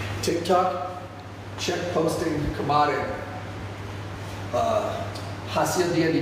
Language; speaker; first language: Indonesian; non-native, fluent; English